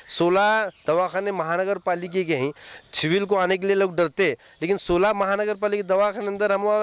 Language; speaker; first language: Hindi; non-native, local second language; Urdu